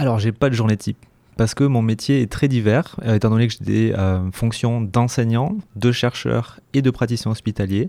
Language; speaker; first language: French; native; French